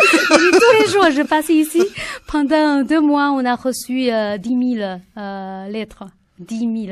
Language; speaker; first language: French; non-native, learner; Chinese